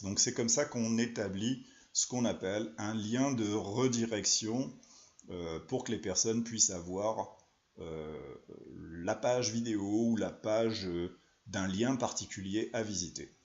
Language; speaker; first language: French; native; French